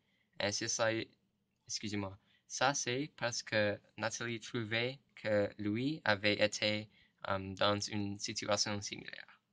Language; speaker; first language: French; non-native, learner; English